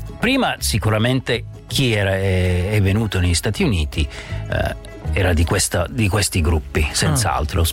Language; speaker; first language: Italian; non-native, fluent; English